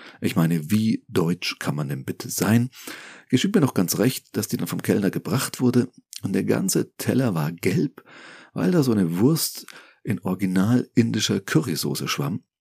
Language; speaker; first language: German; native; German